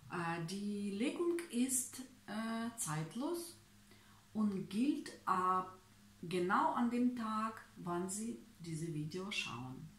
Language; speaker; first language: German; non-native, fluent; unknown